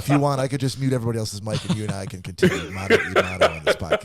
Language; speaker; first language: English; native; English